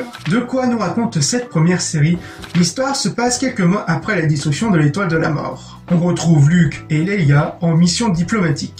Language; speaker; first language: French; native; French